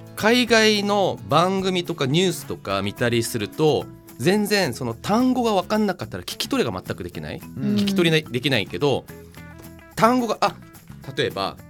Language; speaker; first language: Japanese; non-native, fluent; Korean